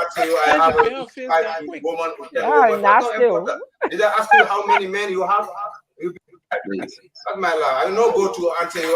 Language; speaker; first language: English; non-native, learner; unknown